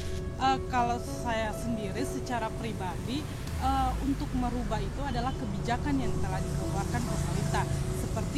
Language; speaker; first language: Indonesian; native; Indonesian